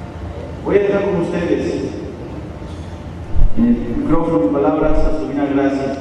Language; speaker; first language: Spanish; native; Spanish